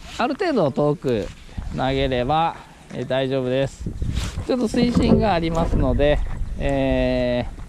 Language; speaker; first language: Japanese; native; Japanese